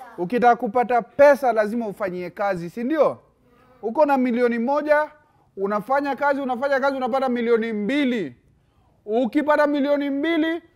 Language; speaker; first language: Swahili; native; Swahili